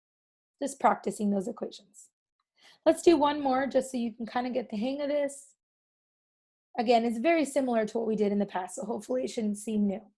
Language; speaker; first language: English; native; English